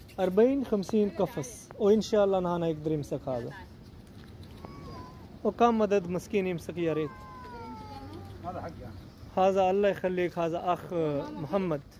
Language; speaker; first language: Arabic; non-native, learner; Urdu